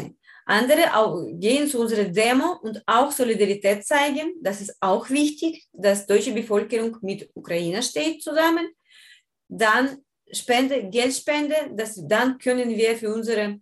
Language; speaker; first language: German; non-native, learner; Ukrainian